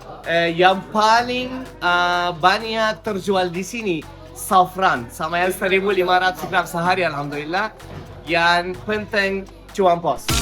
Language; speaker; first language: Indonesian; non-native, learner; Turkish